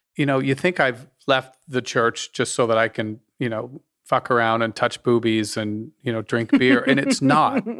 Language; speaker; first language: English; native; English